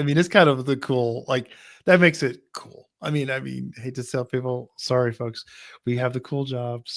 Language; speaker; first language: English; native; English